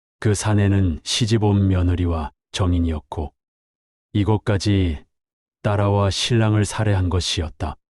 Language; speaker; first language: Korean; native; Korean